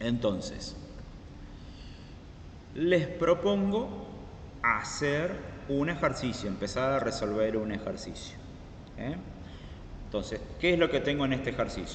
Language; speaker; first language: Spanish; native; Spanish